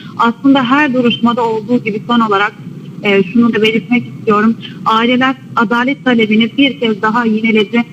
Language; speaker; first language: Turkish; native; Turkish